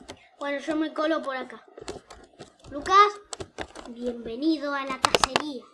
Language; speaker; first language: Spanish; native; Spanish